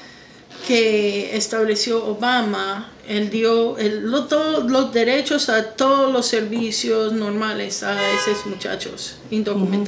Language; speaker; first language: Spanish; non-native, fluent; English